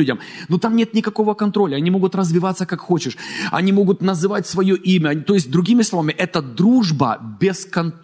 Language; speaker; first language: Russian; native; Russian